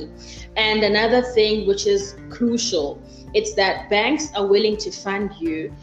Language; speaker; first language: English; non-native, local second language; Xhosa